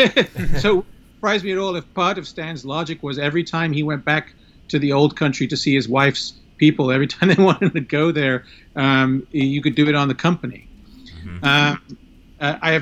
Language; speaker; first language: English; native; English